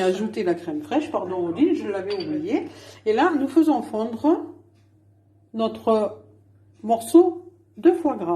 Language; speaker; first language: French; native; French